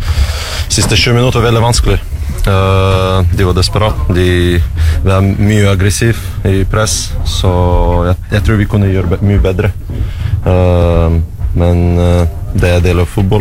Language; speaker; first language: Norwegian; non-native, learner; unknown